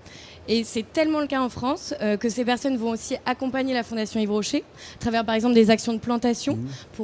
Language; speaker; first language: French; native; French